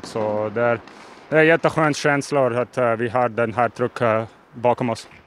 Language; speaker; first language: Swedish; non-native, learner; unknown